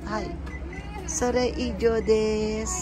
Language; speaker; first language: Japanese; non-native, fluent; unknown